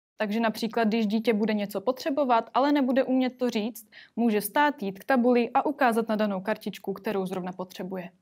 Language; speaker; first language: Czech; native; Czech